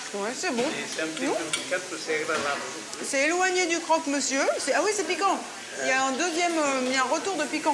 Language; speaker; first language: French; native; French